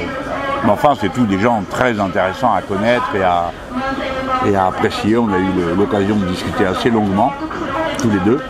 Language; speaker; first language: French; native; French